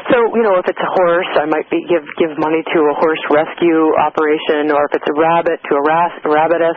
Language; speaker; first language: English; native; English